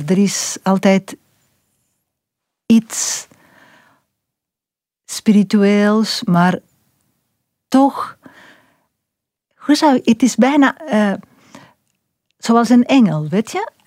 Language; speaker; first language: Dutch; non-native, local second language; French